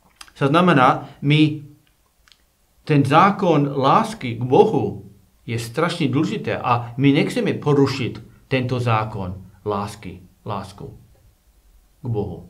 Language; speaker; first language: Czech; non-native, learner; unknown